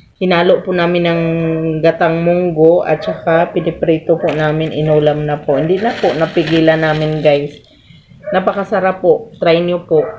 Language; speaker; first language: Filipino; non-native, local second language; Cebuano